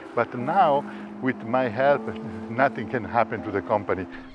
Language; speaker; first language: English; non-native, fluent; Italian